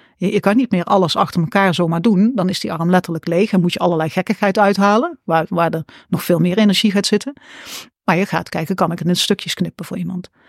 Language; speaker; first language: Dutch; native; Dutch